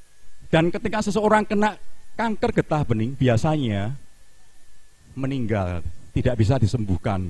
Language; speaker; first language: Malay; non-native, local second language; Javanese